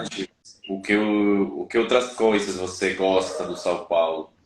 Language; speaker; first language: Portuguese; non-native, fluent; Spanish